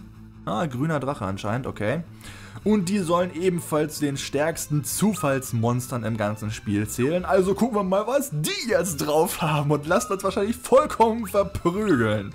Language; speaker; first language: German; native; German